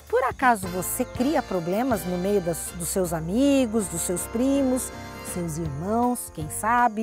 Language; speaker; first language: Portuguese; native; Portuguese